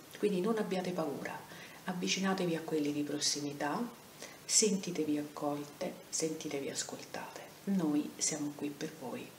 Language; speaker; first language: Italian; native; Italian